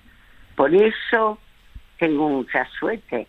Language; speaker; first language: Spanish; early bilingual, other home language; French